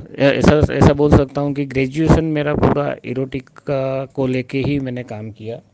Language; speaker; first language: Hindi; non-native, local second language; Gujarati